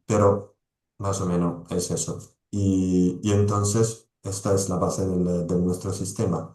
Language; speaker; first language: Spanish; non-native, fluent; Italian